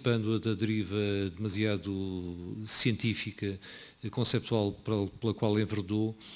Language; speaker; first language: Portuguese; native; Portuguese